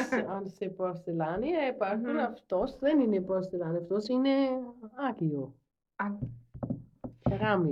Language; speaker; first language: Greek; non-native, learner; German